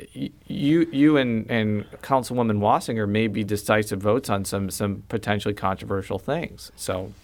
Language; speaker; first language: English; native; English